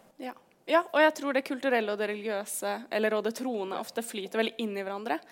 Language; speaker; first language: Norwegian; native; Norwegian